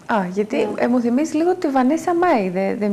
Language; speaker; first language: Greek; native; Greek